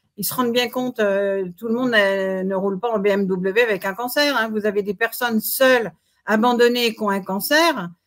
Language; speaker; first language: French; native; French